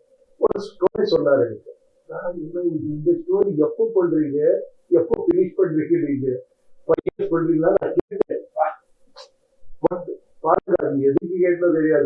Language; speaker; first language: Tamil; non-native, learner; Kannada